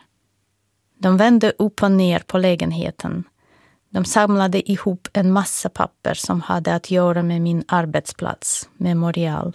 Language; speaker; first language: Swedish; non-native, fluent; Russian